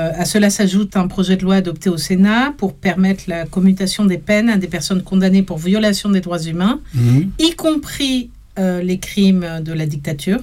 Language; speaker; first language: French; native; French